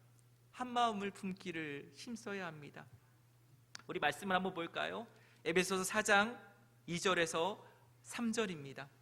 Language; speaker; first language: Korean; native; Korean